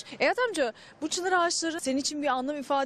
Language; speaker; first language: Turkish; native; Turkish